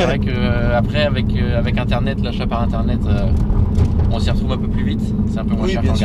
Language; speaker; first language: French; native; French